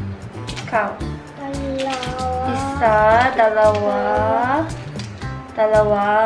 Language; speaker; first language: Filipino; early bilingual, heritage; Filipino